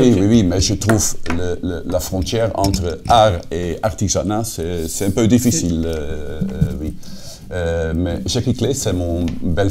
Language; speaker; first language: French; non-native, fluent; Dutch